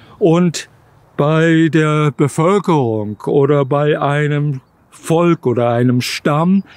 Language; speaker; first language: German; native; German